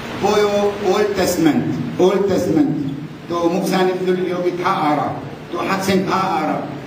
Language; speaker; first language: Korean; non-native, learner; Arabic